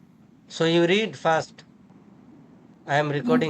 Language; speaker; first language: English; non-native, learner; Urdu